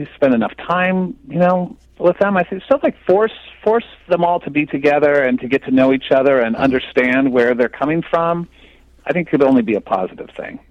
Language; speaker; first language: English; native; English